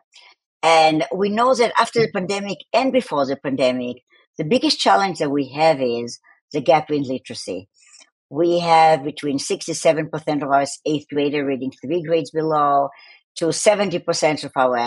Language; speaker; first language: English; non-native, fluent; Hebrew